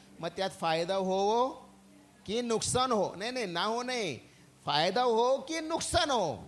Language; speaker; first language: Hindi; non-native, local second language; Marathi